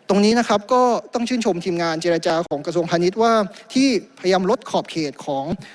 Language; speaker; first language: Thai; native; Thai